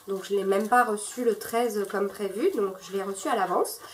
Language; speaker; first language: French; native; French